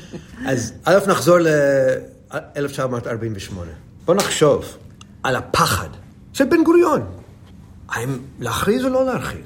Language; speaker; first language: Hebrew; non-native, fluent; English